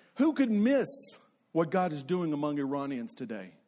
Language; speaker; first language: English; native; English